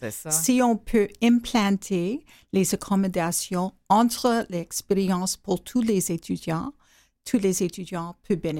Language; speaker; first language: French; non-native, learner; English